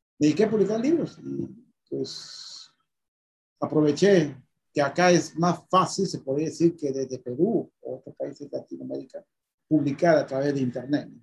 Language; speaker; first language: Spanish; native; Spanish